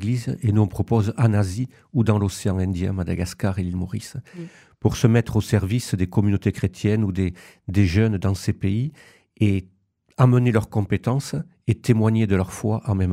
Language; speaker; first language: French; native; French